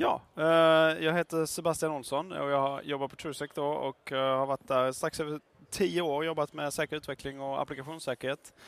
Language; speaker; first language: Swedish; native; Swedish